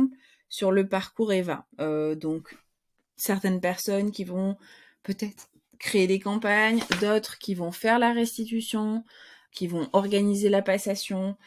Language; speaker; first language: French; native; French